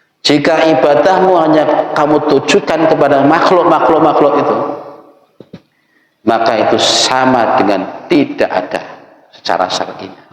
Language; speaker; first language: Indonesian; non-native, local second language; Javanese